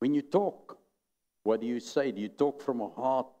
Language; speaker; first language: English; non-native, local second language; Afrikaans